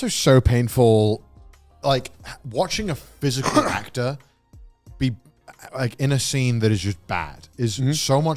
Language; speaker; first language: English; native; English